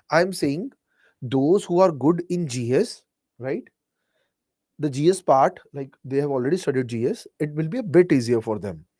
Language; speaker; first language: English; non-native, local second language; Hindi